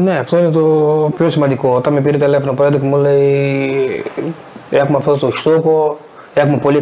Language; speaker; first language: Greek; non-native, fluent; Portuguese